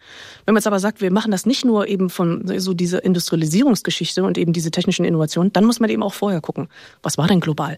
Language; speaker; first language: German; native; German